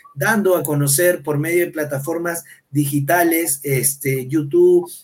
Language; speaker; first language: Spanish; native; Spanish